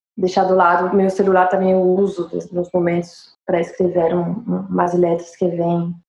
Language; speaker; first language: Portuguese; non-native, fluent; French